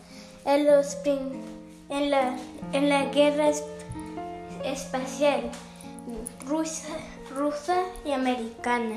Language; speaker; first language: Spanish; early bilingual, heritage; Spanish